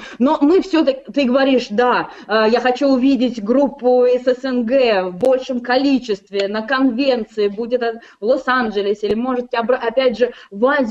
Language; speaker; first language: Russian; native; Russian